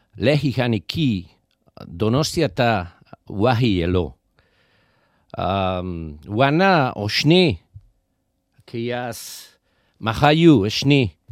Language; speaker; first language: Basque; non-native, local second language; Spanish